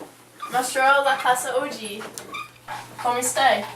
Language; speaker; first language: Italian; non-native, learner; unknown